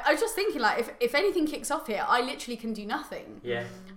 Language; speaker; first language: English; native; English